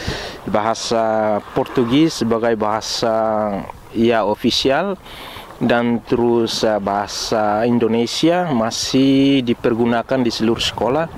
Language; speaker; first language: Indonesian; non-native, local second language; Tetum